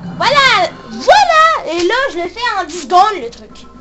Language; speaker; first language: French; native; French